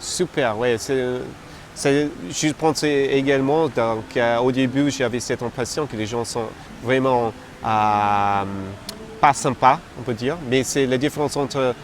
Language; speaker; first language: French; non-native, fluent; English